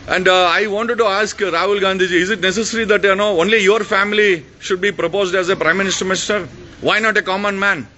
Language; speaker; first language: Hindi; non-native, local second language; Kannada